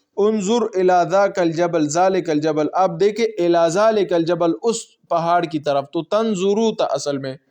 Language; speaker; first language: Urdu; non-native, local second language; Pashto